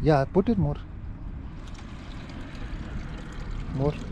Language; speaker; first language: English; non-native, fluent; Hindi